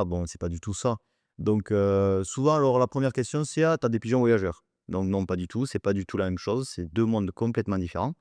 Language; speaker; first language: French; native; French